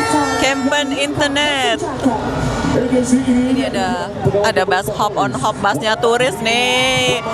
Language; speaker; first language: Indonesian; native; Indonesian